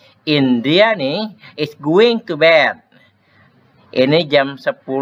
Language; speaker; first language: English; non-native, fluent; Indonesian